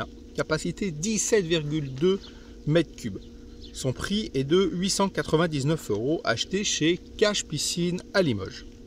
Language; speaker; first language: French; native; French